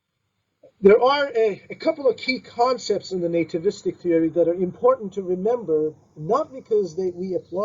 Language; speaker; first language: English; non-native, fluent; Turkish